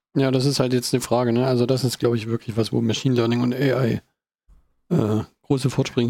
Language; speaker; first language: German; native; German